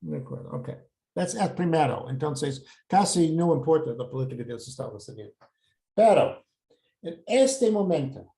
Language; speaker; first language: Spanish; non-native, fluent; English